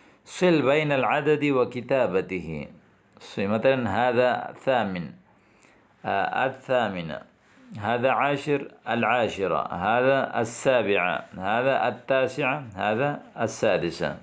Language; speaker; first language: Arabic; non-native, fluent; Urdu